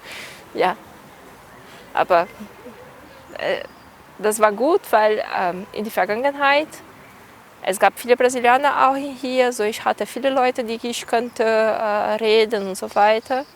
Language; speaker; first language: German; non-native, learner; Portuguese